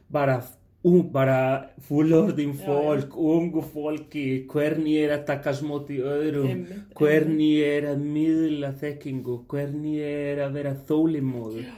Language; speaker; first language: Icelandic; non-native, fluent; Spanish